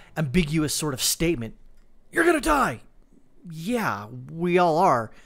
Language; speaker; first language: English; native; English